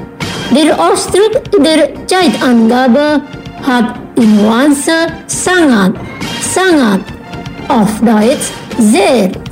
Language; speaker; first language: German; non-native, learner; Indonesian